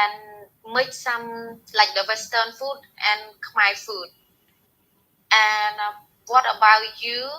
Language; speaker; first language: English; non-native, learner; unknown